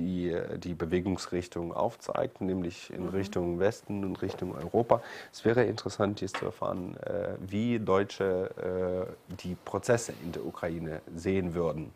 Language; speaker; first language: German; non-native, fluent; Ukrainian